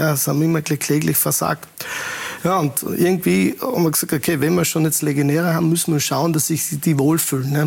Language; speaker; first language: German; native; German